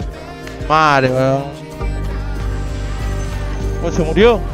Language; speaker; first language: Spanish; native; Spanish